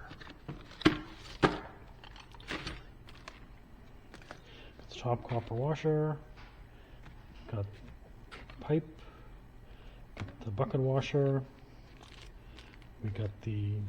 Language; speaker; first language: English; native; English